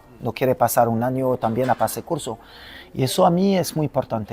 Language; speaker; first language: Spanish; non-native, fluent; French